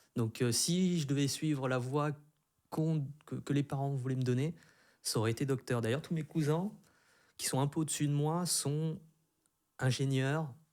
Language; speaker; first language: French; early bilingual, other home language; Vietnamese